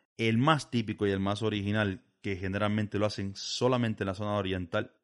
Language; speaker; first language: Spanish; native; Spanish